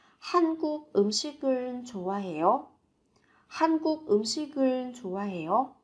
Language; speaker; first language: Korean; non-native, fluent; Vietnamese